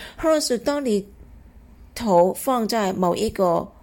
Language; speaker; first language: Chinese; non-native, local second language; Cantonese